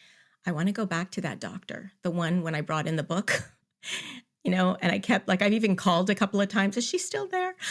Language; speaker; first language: English; native; English